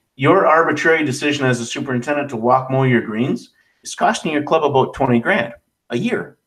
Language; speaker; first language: English; native; English